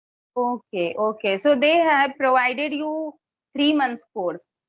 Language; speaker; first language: English; non-native, fluent; Hindi